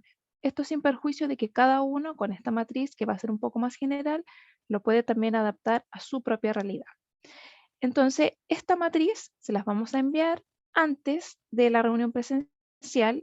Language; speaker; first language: Spanish; native; Spanish